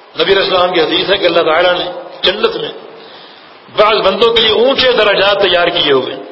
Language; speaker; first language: Urdu; native; Urdu